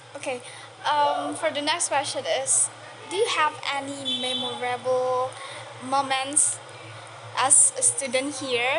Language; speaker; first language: English; non-native, local second language; Indonesian